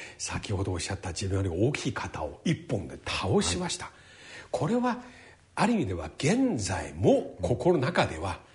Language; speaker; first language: Japanese; non-native, fluent; Chinese